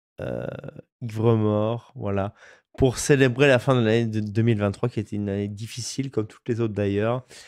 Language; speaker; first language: French; native; French